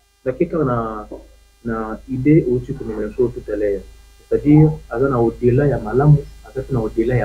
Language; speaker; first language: French; non-native, local second language; Lingala